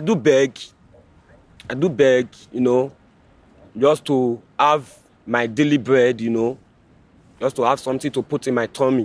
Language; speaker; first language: English; non-native, local second language; Bini